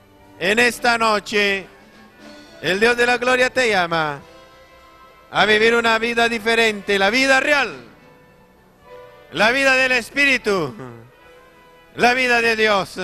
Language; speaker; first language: Spanish; native; Spanish